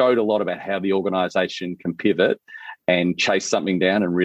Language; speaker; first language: English; native; English